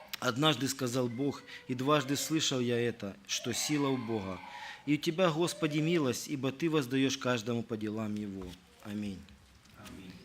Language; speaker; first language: Russian; native; Russian